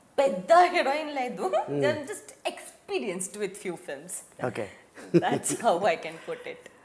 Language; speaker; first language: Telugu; non-native, learner; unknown